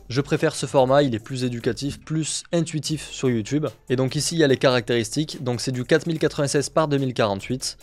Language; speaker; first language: French; native; French